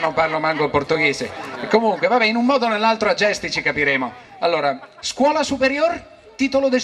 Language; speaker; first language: Italian; native; Italian